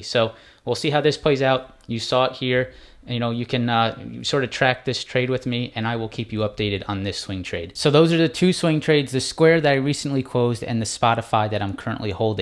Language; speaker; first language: English; native; English